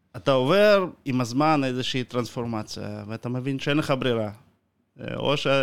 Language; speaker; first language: Hebrew; non-native, fluent; Russian